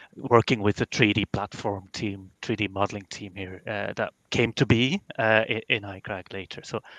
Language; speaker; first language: English; non-native, fluent; Dutch